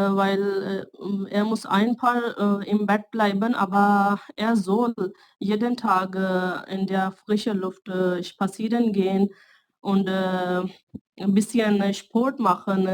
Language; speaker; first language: German; non-native, learner; Urdu